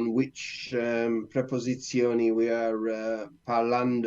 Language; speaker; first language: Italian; non-native, learner; English